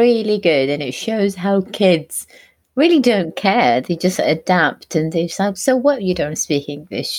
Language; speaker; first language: English; non-native, fluent; Arabic